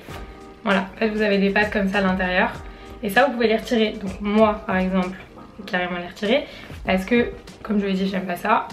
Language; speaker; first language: French; native; French